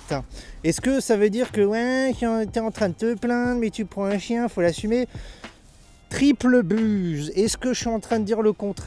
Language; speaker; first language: French; native; French